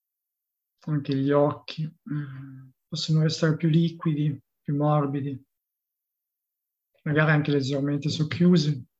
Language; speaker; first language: Italian; native; Italian